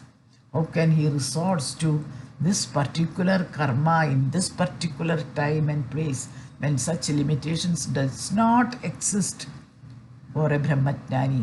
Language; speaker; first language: English; non-native, fluent; Malayalam